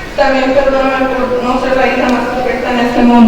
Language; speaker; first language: Spanish; early bilingual, heritage; Spanish